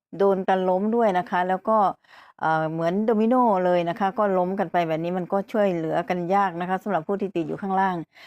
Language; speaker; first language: Thai; native; Thai